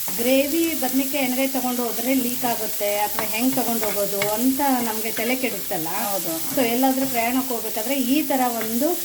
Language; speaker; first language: Kannada; non-native, local second language; Marathi